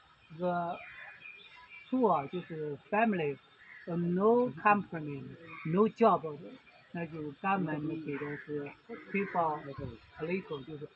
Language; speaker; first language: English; non-native, learner; Chinese